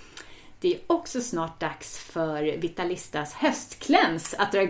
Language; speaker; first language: Swedish; native; Swedish